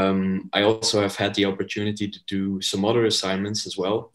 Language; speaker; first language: English; non-native, fluent; Dutch